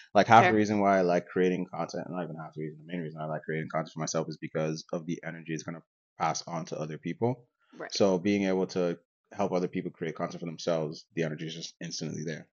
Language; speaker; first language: English; non-native, local second language; Yoruba